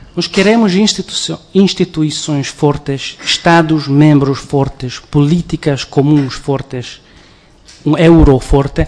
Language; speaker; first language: Portuguese; non-native, fluent; Hungarian